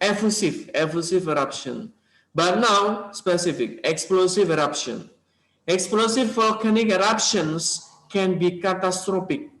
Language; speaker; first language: English; non-native, learner; Indonesian